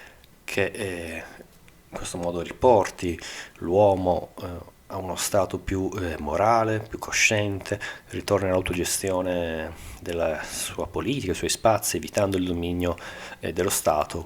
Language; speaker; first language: Italian; native; Italian